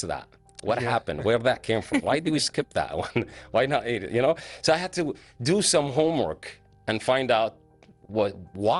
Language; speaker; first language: English; non-native, fluent; Arabic